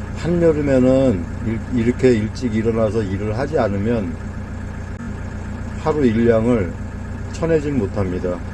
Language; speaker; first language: Korean; native; Korean